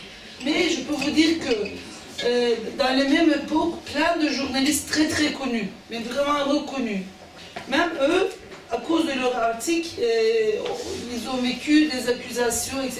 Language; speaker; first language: French; non-native, fluent; Turkish